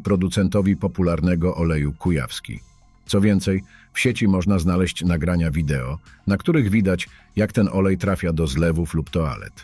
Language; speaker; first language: Polish; native; Polish